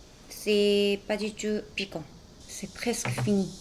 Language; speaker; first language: French; non-native, fluent; Korean